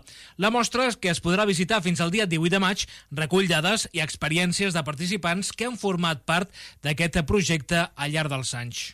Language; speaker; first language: Catalan; native; Catalan